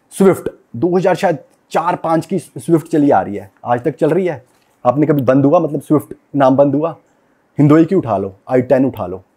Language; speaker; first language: Hindi; non-native, local second language; Punjabi